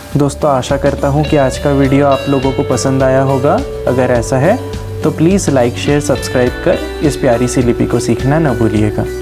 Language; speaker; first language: Hindi; non-native, local second language; Sindhi